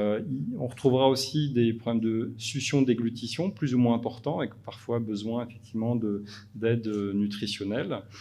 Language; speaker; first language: French; native; French